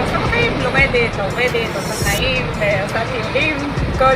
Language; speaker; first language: Hebrew; non-native, local second language; Arabic